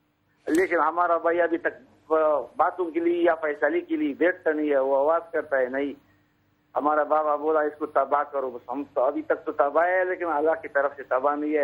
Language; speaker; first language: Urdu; non-native, local second language; Pashto